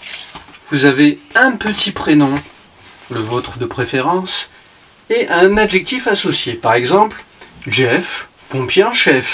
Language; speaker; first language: French; native; French